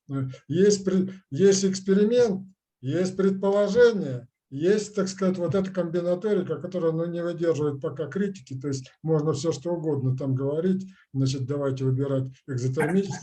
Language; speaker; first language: Russian; native; Russian